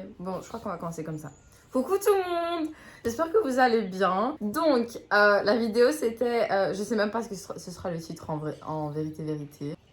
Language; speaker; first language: French; native; French